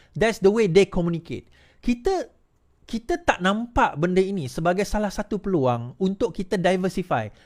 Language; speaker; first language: Malay; native; Malay